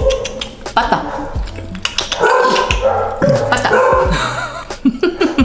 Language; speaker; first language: Spanish; non-native, fluent; Korean